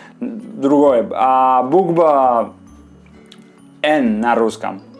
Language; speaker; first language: Russian; non-native, learner; Spanish